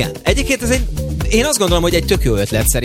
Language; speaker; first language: Hungarian; native; Hungarian